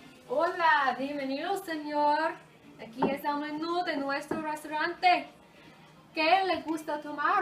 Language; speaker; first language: Spanish; non-native, learner; English